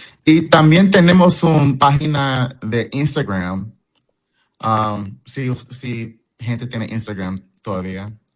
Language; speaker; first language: Spanish; non-native, fluent; English